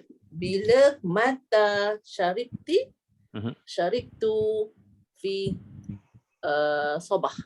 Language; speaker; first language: Arabic; non-native, learner; Malay